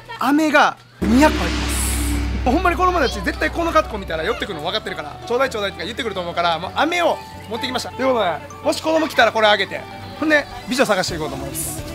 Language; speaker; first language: Japanese; native; Japanese